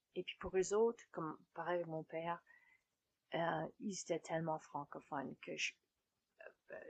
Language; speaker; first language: French; native; French